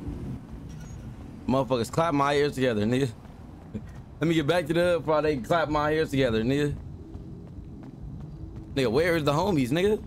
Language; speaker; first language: English; native; English